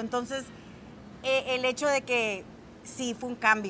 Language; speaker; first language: Spanish; early bilingual, other home language; English